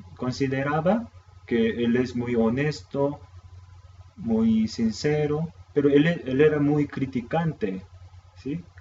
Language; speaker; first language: Spanish; non-native, fluent; Korean